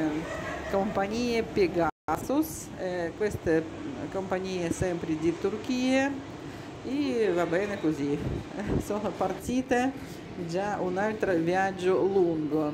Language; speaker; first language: Italian; non-native, learner; Russian